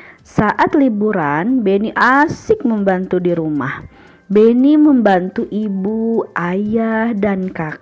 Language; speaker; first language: Indonesian; native; Indonesian